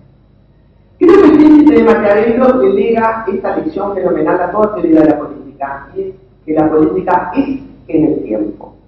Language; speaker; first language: Spanish; native; Spanish